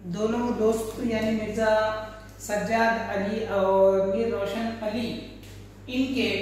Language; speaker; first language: Urdu; native; Urdu